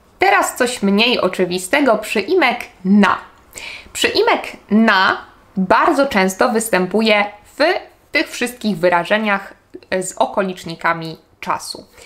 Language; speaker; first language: Polish; native; Polish